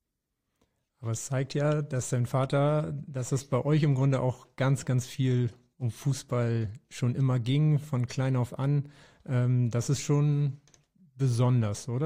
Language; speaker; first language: German; native; German